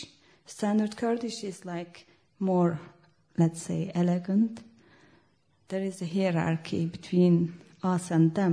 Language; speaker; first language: English; non-native, fluent; Turkish